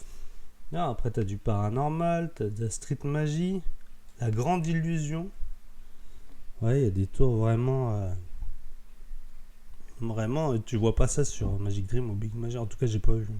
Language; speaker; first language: French; native; French